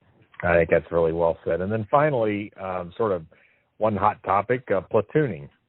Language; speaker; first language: English; native; English